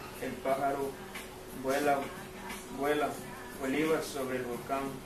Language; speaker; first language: Spanish; native; Spanish